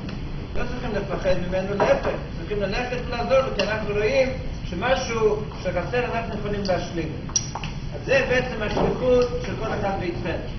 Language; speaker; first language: Hebrew; non-native, fluent; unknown